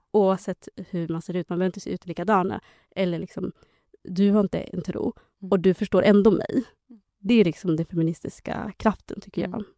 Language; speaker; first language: Swedish; early bilingual, other home language; Somali